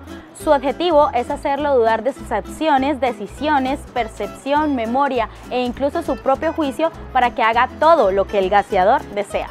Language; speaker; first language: Spanish; native; Spanish